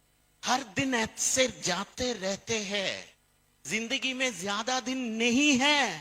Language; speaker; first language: Hindi; non-native, fluent; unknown